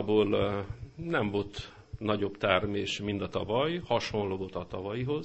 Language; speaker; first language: Hungarian; native; Hungarian